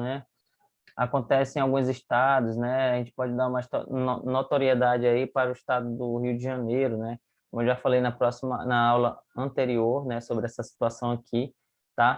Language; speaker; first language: Portuguese; native; Portuguese